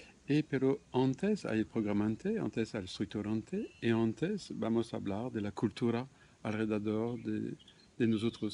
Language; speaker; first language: Spanish; non-native, fluent; French